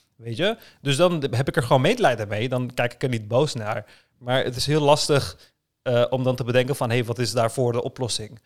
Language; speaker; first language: Dutch; early bilingual, other home language; Turkish